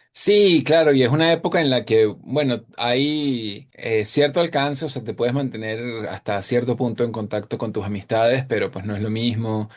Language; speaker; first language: Spanish; native; Spanish